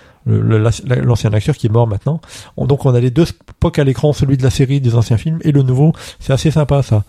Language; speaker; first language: French; native; French